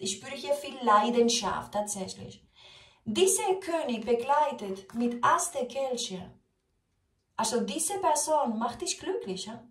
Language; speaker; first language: German; non-native, fluent; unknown